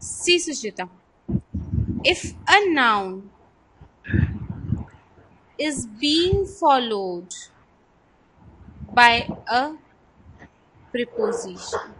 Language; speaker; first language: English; non-native, local second language; Hindi